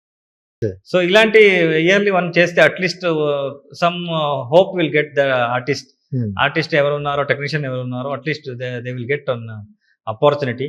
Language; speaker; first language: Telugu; non-native, learner; Kannada